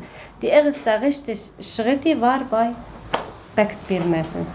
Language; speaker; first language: German; non-native, learner; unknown